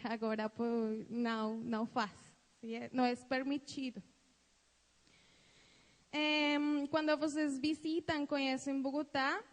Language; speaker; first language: Portuguese; non-native, fluent; Spanish